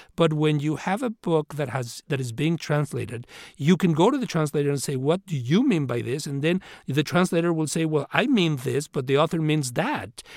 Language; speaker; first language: English; non-native, fluent; Spanish